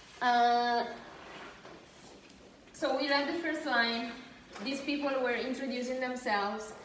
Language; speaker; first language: English; non-native, fluent; Italian